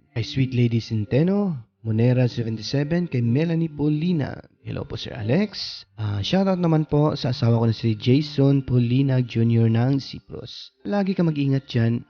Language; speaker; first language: Filipino; non-native, local second language; Cebuano